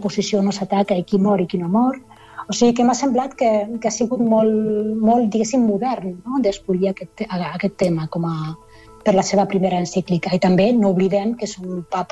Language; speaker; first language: Catalan; native; Catalan